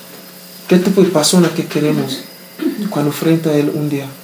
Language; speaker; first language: Spanish; non-native, learner; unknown